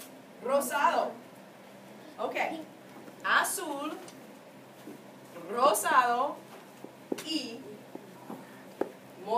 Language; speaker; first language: Spanish; non-native, fluent; English